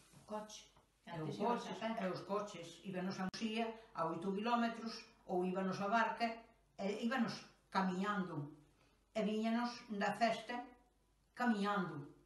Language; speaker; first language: Galician; native; Galician